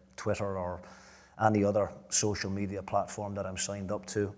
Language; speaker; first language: English; native; English